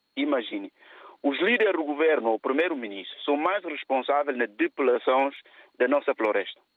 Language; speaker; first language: Portuguese; non-native, local second language; Upper Guinea Crioulo